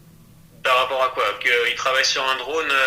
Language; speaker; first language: French; native; French